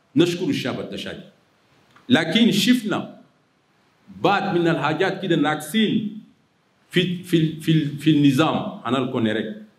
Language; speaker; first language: Arabic; native; Arabic